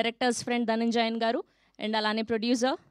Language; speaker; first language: Telugu; native; Telugu